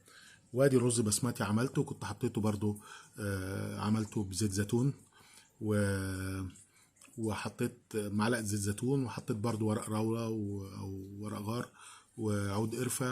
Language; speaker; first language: Arabic; native; Arabic